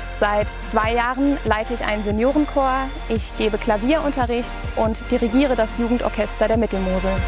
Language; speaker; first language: German; native; German